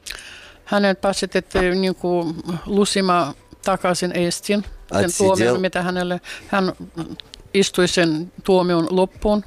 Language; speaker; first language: Finnish; non-native, fluent; Russian